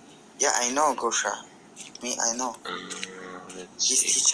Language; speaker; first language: English; non-native, learner; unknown